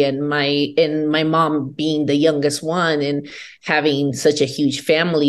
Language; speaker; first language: English; non-native, fluent; Spanish